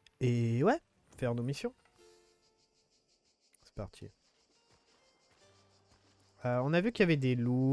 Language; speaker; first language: French; native; French